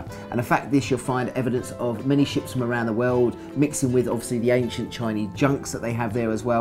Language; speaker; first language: English; native; English